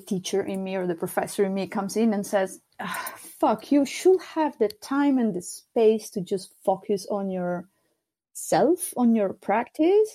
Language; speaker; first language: English; non-native, fluent; Sardinian